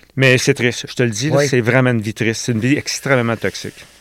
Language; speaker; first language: French; native; French